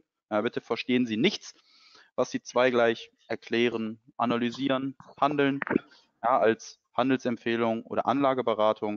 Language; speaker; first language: German; native; German